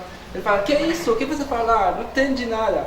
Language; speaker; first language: Portuguese; non-native, learner; Haitian Creole